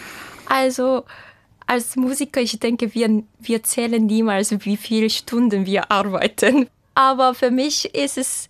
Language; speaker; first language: German; non-native, fluent; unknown